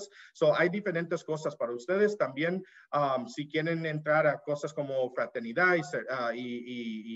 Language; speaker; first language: Spanish; early bilingual, heritage; Spanish